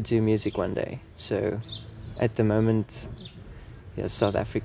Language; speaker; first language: English; non-native, local second language; Afrikaans